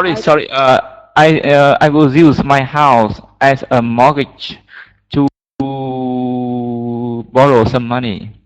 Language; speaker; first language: English; non-native, learner; Vietnamese